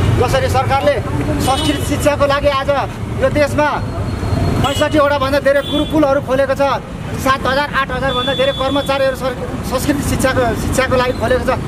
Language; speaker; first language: Nepali; non-native, local second language; Limbu